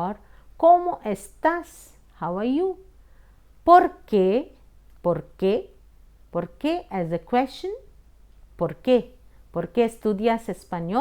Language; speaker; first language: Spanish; non-native, fluent; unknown